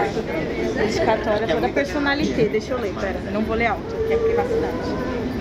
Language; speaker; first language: Portuguese; native; Portuguese